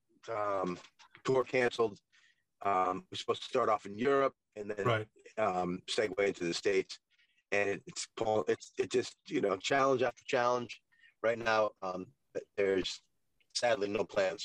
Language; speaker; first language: English; native; English